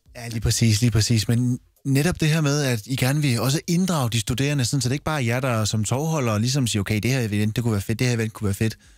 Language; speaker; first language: Danish; native; Danish